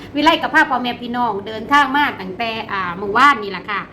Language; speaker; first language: Thai; native; Thai